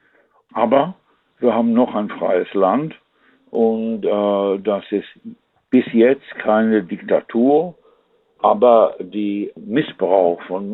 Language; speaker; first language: German; non-native, fluent; English